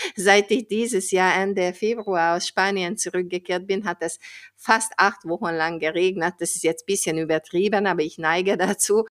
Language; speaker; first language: German; non-native, fluent; Hungarian